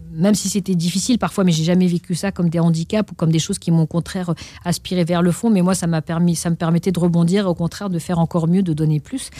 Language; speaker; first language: French; native; French